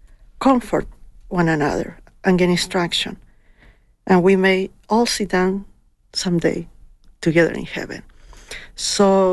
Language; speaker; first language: English; non-native, fluent; Spanish